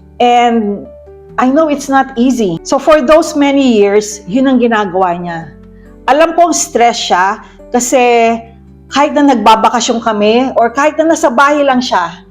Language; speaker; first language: Filipino; native; Filipino